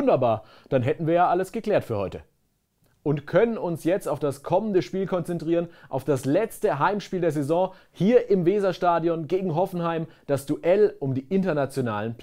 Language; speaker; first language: German; native; German